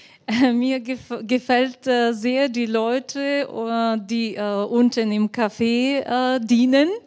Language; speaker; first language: German; non-native, fluent; Bulgarian